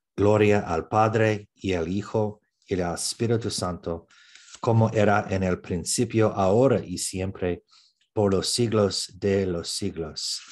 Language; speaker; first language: Spanish; non-native, learner; English